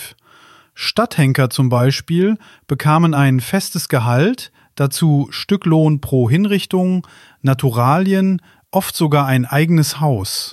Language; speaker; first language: German; native; German